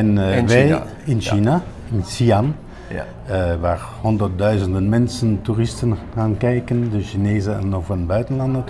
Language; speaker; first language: Dutch; non-native, local second language; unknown